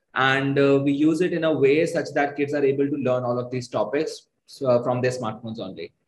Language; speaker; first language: English; non-native, local second language; Hindi